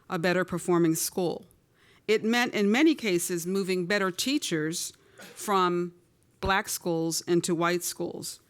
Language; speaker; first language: English; native; English